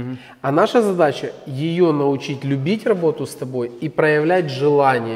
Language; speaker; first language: Russian; native; Russian